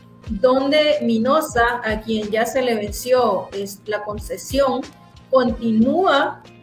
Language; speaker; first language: Spanish; native; Spanish